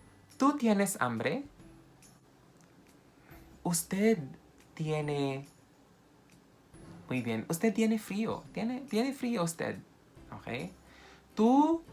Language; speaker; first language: Spanish; non-native, fluent; Filipino